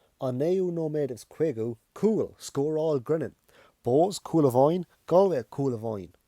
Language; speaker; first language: Irish; non-native, local second language; English